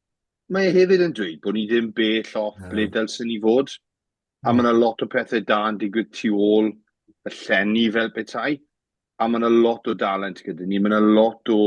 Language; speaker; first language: Welsh; native; Welsh